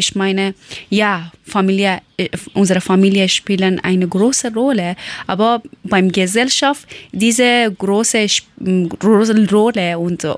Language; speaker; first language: German; non-native, learner; Persian